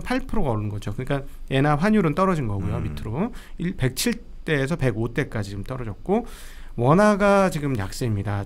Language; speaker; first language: Korean; native; Korean